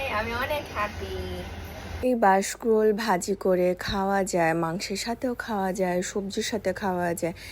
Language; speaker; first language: Bangla; non-native, local second language; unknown